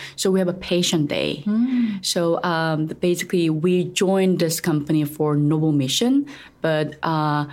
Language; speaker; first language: English; non-native, fluent; Korean